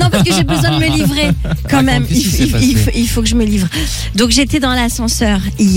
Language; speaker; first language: French; native; French